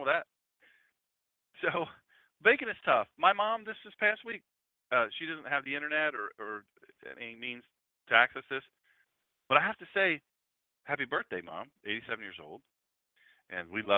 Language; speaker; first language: English; native; English